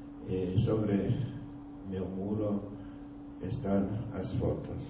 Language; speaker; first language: Portuguese; non-native, learner; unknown